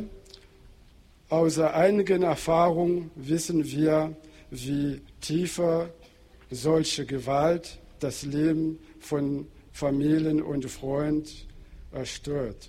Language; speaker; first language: German; non-native, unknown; Portuguese